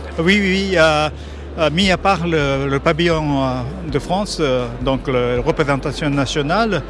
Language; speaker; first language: French; non-native, fluent; Japanese